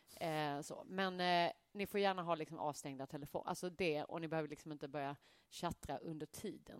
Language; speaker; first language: Swedish; native; Swedish